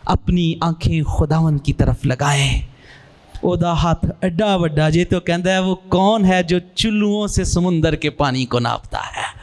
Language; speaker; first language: Urdu; non-native, local second language; Punjabi